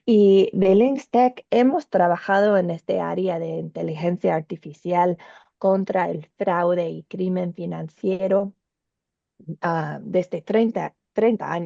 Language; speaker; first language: Spanish; non-native, learner; English